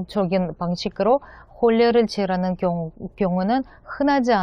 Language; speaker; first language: Korean; non-native, fluent; Russian